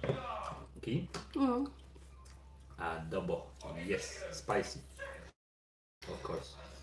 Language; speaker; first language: English; non-native, learner; Polish